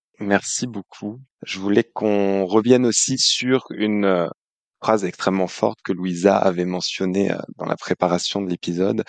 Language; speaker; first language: French; native; French